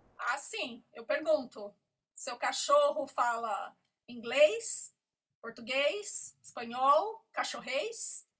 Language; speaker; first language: Portuguese; native; Portuguese